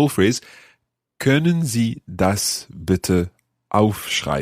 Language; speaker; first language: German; non-native, learner; English